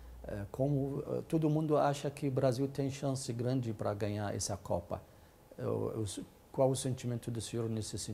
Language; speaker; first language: Portuguese; non-native, fluent; Arabic